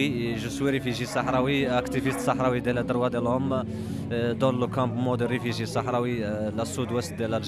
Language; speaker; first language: French; non-native, learner; Arabic